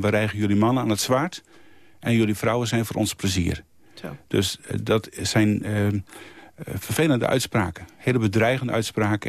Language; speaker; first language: Dutch; native; Dutch